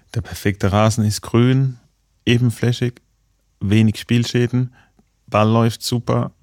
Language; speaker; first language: German; native; German